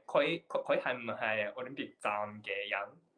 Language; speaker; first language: Cantonese; non-native, learner; Japanese